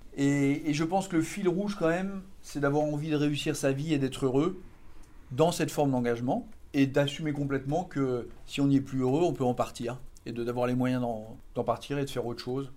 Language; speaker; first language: French; native; French